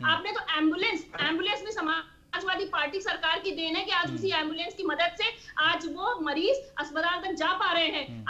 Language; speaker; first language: Hindi; native; Hindi